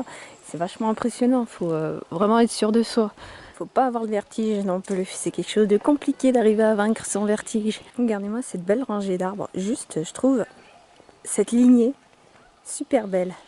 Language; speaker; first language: French; native; French